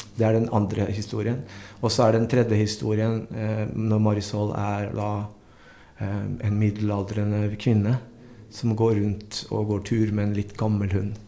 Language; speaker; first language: Norwegian; early bilingual, other home language; Spanish